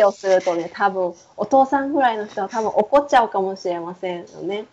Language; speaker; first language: Japanese; native; Japanese